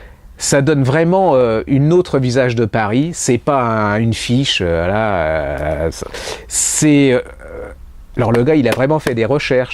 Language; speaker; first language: French; native; French